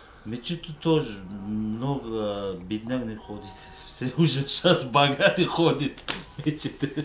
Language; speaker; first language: Russian; non-native, local second language; Uzbek